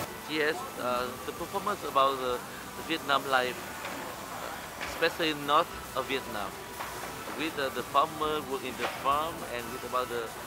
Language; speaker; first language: English; non-native, learner; Vietnamese